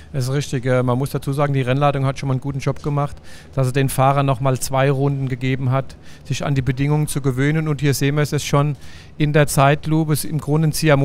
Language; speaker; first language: German; native; German